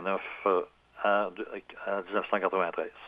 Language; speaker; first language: French; native; French